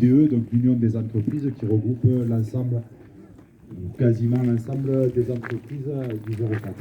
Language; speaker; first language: French; native; French